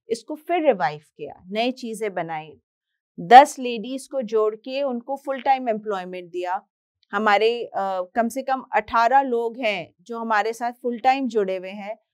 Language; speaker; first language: Hindi; native; Hindi